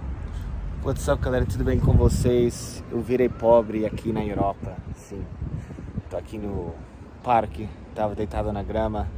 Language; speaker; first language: Portuguese; non-native, fluent; English